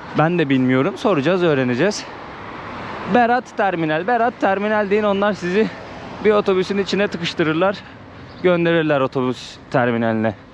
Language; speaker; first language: Turkish; native; Turkish